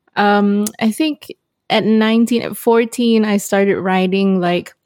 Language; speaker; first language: English; non-native, local second language; Malay